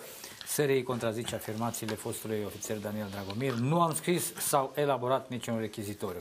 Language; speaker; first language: Romanian; native; Romanian